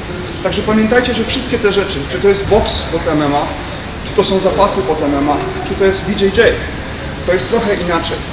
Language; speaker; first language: Polish; native; Polish